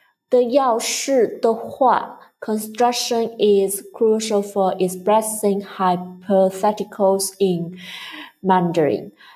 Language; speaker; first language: English; non-native, fluent; Chinese